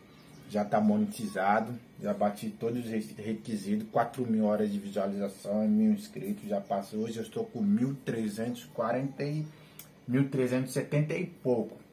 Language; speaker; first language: Portuguese; non-native, learner; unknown